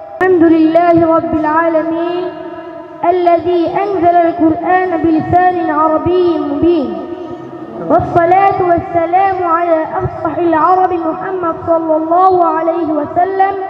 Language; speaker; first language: Arabic; non-native, learner; Bangla